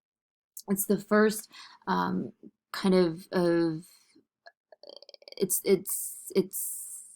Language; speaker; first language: English; native; English